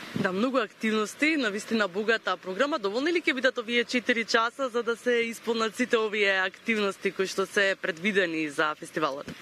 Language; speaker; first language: Macedonian; native; Macedonian